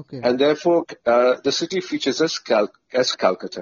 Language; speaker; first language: English; non-native, local second language; Bangla